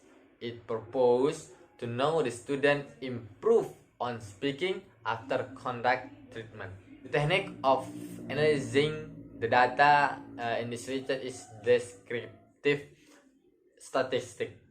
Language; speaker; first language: English; non-native, learner; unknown